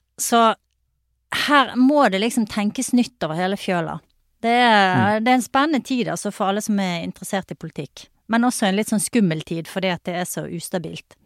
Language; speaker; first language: Norwegian; native; Norwegian